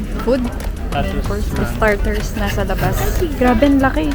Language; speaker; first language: Filipino; native; Filipino